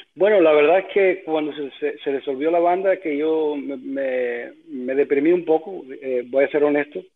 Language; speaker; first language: Spanish; early bilingual, heritage; Spanish